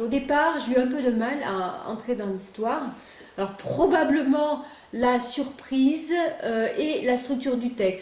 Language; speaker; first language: French; native; French